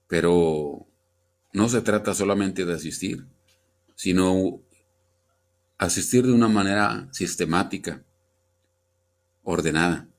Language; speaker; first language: Spanish; native; Spanish